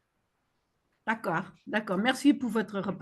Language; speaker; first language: French; non-native, fluent; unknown